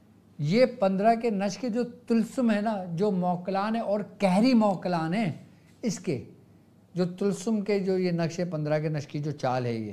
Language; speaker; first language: Urdu; native; Urdu